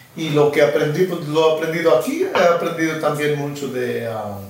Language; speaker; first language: Spanish; native; Spanish